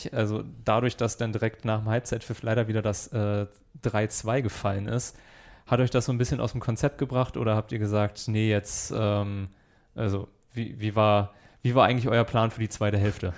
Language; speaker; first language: German; native; German